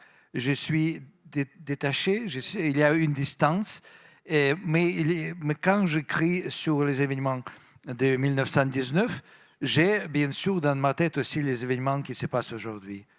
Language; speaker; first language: French; non-native, fluent; Russian